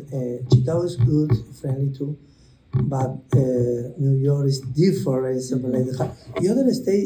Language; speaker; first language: English; non-native, learner; Spanish